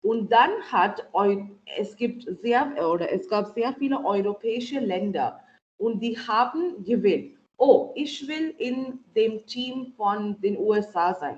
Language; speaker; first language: German; non-native, fluent; Marathi